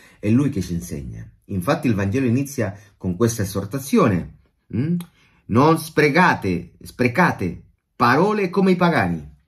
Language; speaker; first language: Italian; non-native, fluent; Spanish